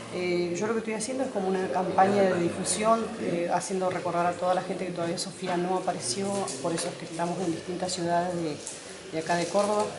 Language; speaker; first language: Spanish; native; Spanish